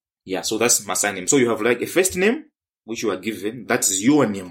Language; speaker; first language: English; non-native, local second language; Tumbuka